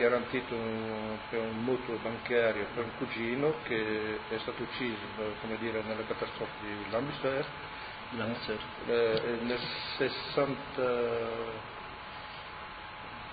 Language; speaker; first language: Italian; early bilingual, heritage; Italian